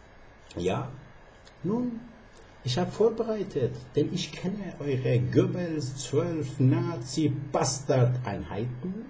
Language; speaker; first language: German; non-native, fluent; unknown